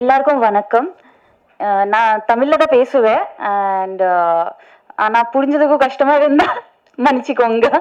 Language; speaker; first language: Tamil; non-native, fluent; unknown